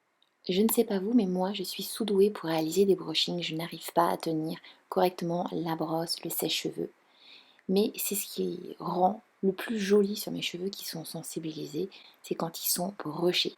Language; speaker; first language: French; native; French